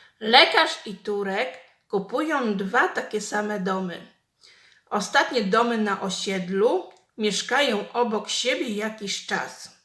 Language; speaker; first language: Polish; native; Polish